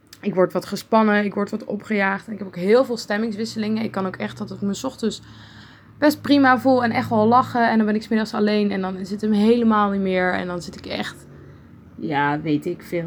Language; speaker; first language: Dutch; native; Dutch